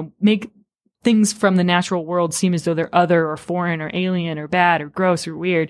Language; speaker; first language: English; native; English